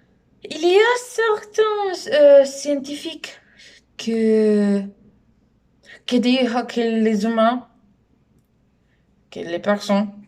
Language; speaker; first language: French; non-native, learner; Spanish